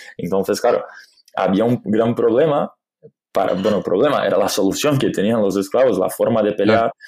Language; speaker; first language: Spanish; non-native, fluent; Portuguese